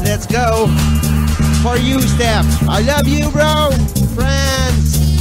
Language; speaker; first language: English; non-native, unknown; French